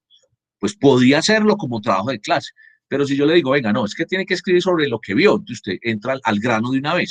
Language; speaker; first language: Spanish; native; Spanish